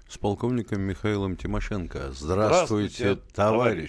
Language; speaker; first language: Russian; native; Russian